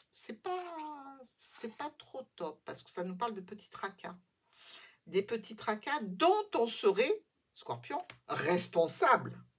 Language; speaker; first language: French; native; French